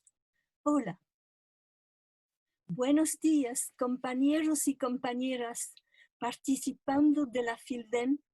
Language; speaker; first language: Spanish; non-native, fluent; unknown